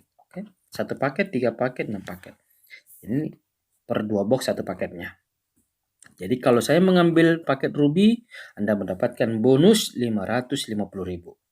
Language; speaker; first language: Indonesian; native; Indonesian